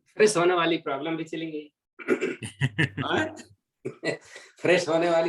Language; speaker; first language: Hindi; native; Hindi